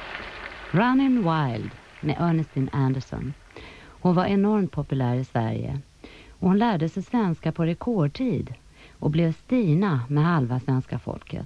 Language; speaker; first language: Swedish; native; Swedish